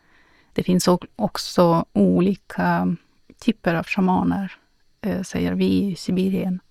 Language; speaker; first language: Swedish; non-native, fluent; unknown